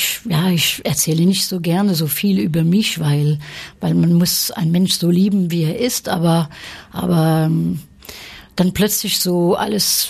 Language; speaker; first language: German; early bilingual, heritage; French